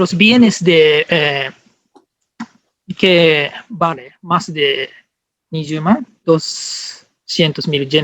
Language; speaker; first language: Spanish; non-native, learner; Japanese